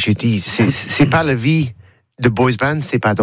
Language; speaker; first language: French; non-native, learner; English